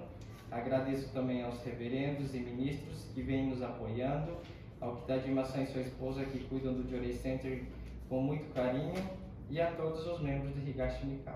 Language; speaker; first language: Portuguese; native; Portuguese